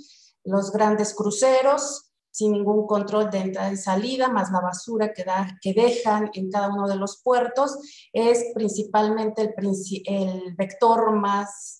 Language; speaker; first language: Spanish; native; Spanish